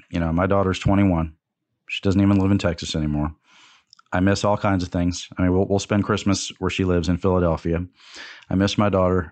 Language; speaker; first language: English; native; English